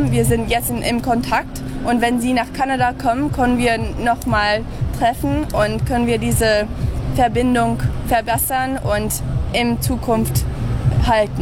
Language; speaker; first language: German; early bilingual, heritage; English